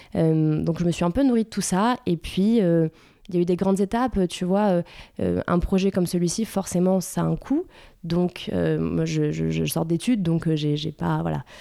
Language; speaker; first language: French; native; French